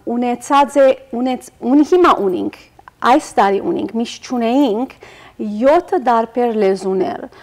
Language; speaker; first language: Armenian; early bilingual, heritage; Armenian